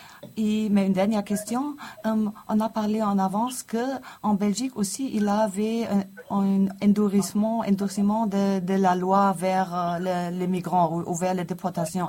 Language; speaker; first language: French; non-native, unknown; German